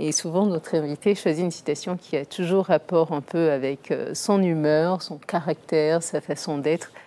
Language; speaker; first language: French; native; French